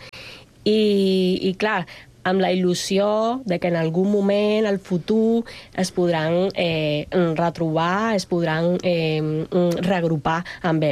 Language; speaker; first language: Catalan; non-native, fluent; Spanish